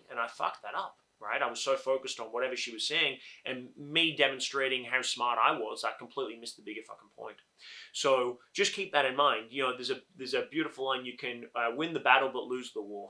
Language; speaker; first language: English; native; English